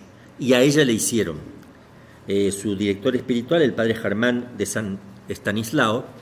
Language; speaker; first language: Spanish; native; Spanish